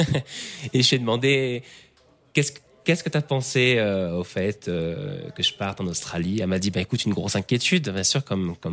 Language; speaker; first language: French; native; French